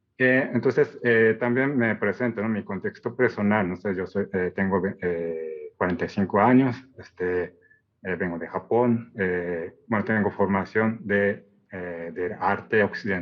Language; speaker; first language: Spanish; non-native, fluent; Japanese